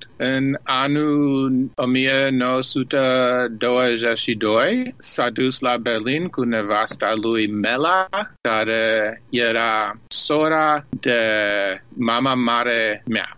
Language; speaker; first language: Romanian; early bilingual, heritage; Romanian